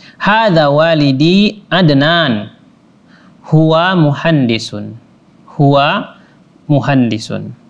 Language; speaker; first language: Arabic; non-native, fluent; Indonesian